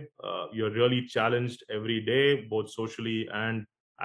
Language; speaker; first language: English; non-native, local second language; Konkani